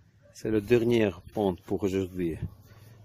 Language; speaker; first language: French; non-native, learner; Ukrainian